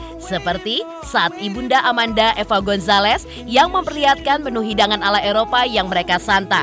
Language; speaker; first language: Indonesian; native; Indonesian